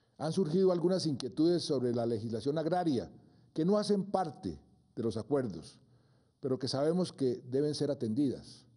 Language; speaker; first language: Spanish; native; Spanish